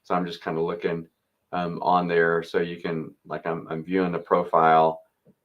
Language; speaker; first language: English; native; English